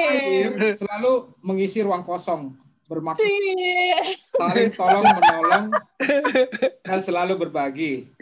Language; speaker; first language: Indonesian; native; Indonesian